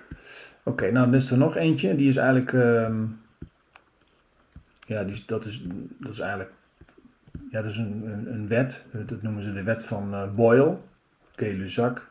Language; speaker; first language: Dutch; native; Dutch